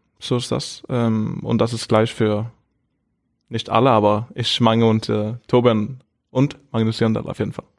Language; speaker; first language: German; non-native, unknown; Norwegian